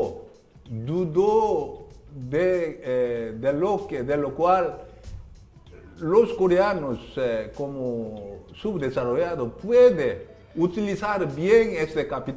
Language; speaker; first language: Spanish; non-native, learner; Korean